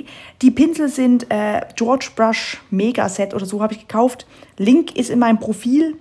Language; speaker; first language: German; native; German